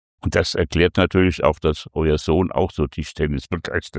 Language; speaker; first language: German; native; German